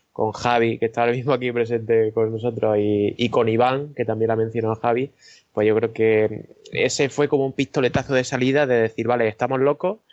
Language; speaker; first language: Spanish; native; Spanish